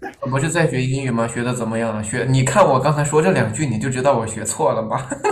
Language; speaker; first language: Chinese; native; Chinese